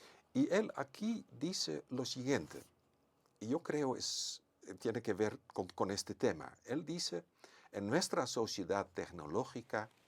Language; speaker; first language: Spanish; non-native, fluent; Dutch